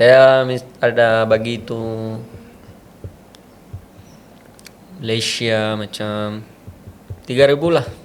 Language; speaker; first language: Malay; non-native, learner; Punjabi